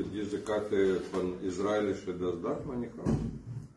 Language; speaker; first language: German; non-native, learner; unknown